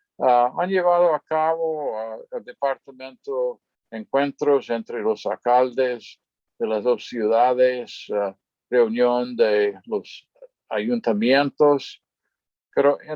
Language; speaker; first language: Spanish; non-native, fluent; English